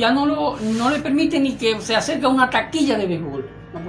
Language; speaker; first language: Spanish; native; Spanish